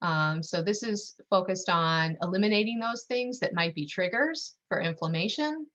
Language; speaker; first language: English; native; English